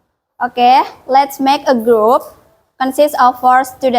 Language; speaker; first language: English; non-native, fluent; Indonesian